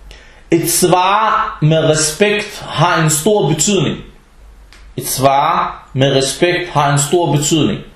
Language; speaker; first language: Danish; early bilingual, other home language; Arabic